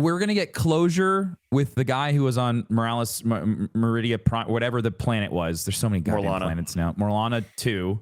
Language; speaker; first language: English; native; English